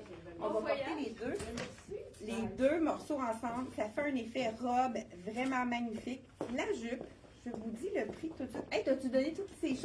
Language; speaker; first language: French; native; French